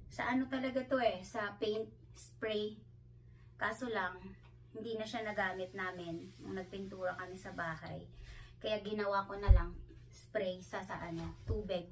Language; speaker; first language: Filipino; non-native, local second language; Hiligaynon